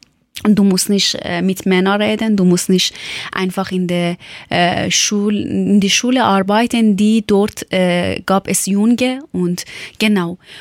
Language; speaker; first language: German; non-native, learner; Persian